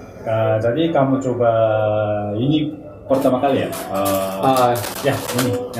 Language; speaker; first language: Indonesian; non-native, learner; Korean